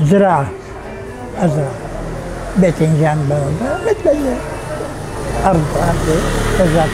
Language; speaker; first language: Arabic; native; Arabic